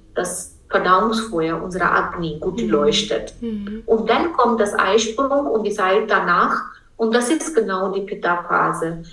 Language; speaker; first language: German; non-native, fluent; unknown